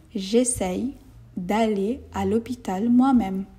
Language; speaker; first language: French; non-native, fluent; Bangla